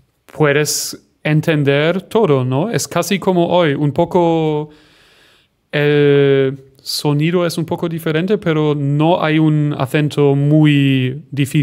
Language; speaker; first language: Spanish; non-native, fluent; German